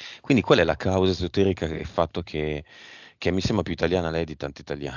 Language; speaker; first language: Italian; native; Italian